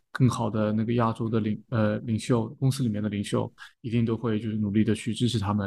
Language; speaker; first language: Chinese; native; Chinese